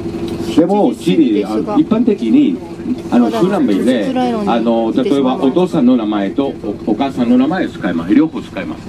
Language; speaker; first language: Japanese; non-native, fluent; Spanish